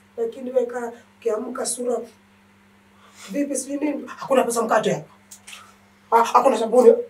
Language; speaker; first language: Swahili; native; Swahili